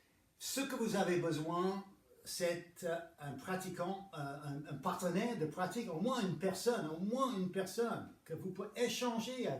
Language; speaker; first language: French; non-native, fluent; English